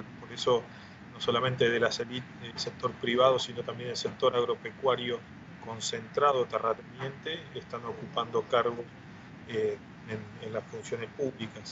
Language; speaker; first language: Spanish; native; Spanish